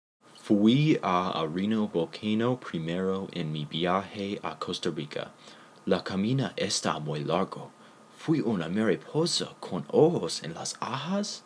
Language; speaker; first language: Spanish; non-native, learner; English